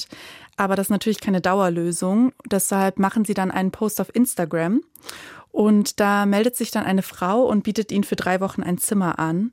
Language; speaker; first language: German; native; German